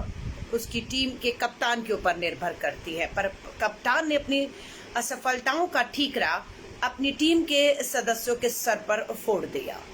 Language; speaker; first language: Hindi; native; Hindi